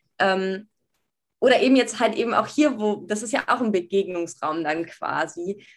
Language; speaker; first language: German; native; German